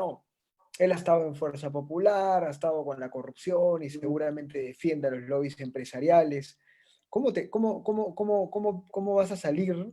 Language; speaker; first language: Spanish; native; Spanish